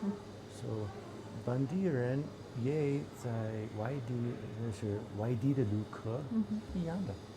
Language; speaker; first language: Chinese; non-native, learner; English